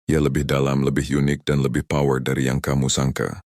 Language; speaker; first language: Malay; native; Malay